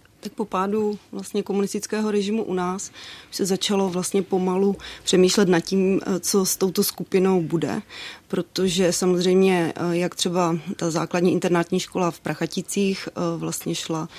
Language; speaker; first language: Czech; native; Czech